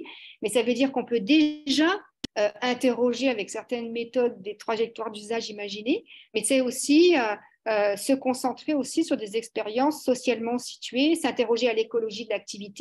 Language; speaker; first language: French; native; French